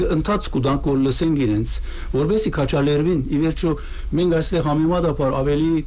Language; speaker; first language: Armenian; native; Armenian